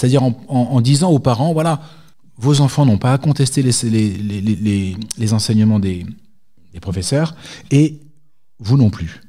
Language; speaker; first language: French; native; French